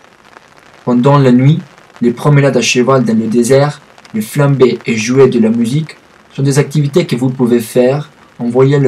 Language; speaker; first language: French; non-native, learner; Spanish